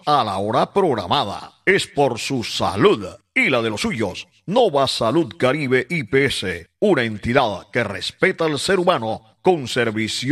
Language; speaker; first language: Spanish; non-native, fluent; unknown